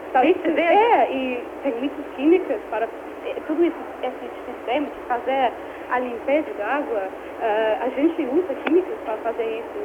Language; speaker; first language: Portuguese; non-native, fluent; English